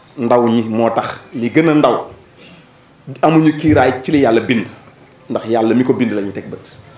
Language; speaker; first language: Wolof; native; Wolof